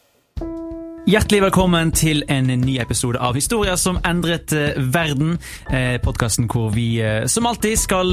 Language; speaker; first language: Norwegian; native; Norwegian